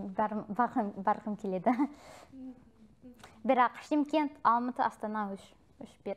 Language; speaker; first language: Kazakh; non-native, learner; English